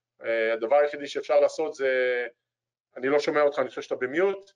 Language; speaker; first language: Hebrew; native; Hebrew